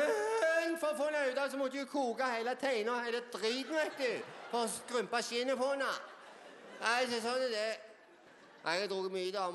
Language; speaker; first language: Norwegian; native; Norwegian